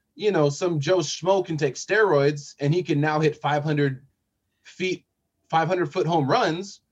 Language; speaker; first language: English; native; English